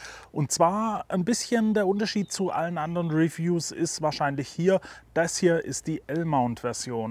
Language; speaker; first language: German; native; German